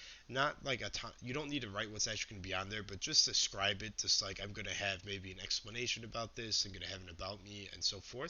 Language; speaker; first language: English; native; English